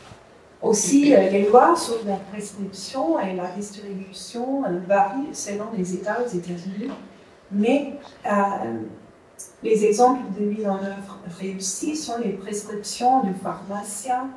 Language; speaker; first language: French; non-native, fluent; English